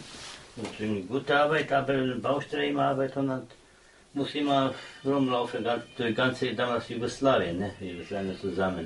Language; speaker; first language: German; non-native, learner; Croatian